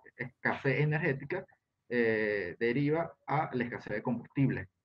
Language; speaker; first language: Spanish; native; Spanish